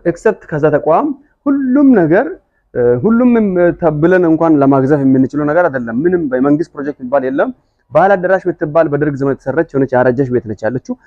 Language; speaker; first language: Amharic; non-native, local second language; Hadiyya